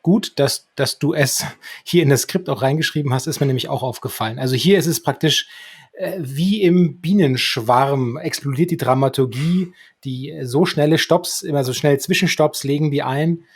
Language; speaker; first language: German; native; German